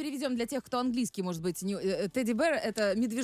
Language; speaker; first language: Russian; native; Russian